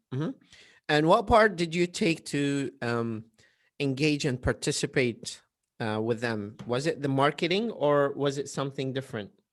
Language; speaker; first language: English; non-native, fluent; Arabic